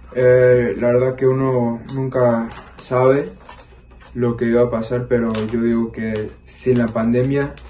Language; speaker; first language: Spanish; early bilingual, heritage; Spanish